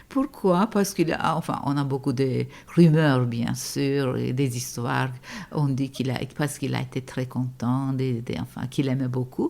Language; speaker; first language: French; non-native, fluent; Turkish